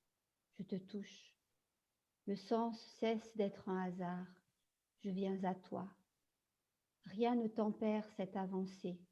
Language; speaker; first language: French; native; French